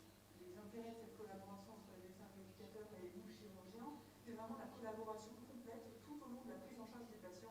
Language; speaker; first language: French; native; French